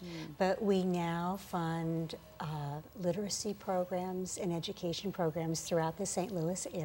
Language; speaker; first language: English; native; English